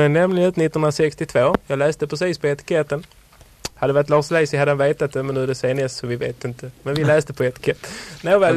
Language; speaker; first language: Swedish; native; Swedish